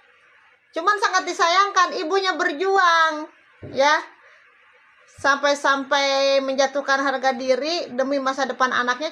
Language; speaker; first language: Indonesian; native; Indonesian